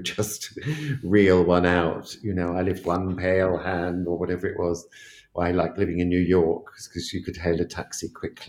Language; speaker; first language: English; native; English